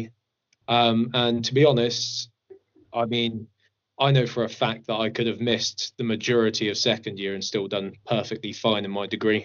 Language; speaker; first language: English; native; English